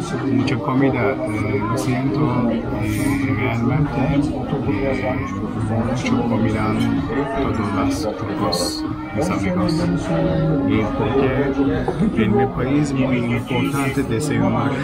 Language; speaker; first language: Spanish; non-native, learner; Turkish